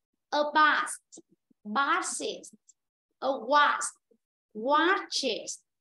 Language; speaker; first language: English; non-native, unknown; Vietnamese